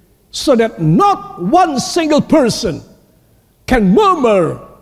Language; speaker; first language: English; non-native, fluent; Indonesian